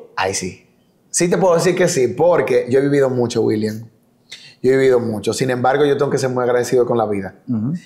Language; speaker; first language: Spanish; native; Spanish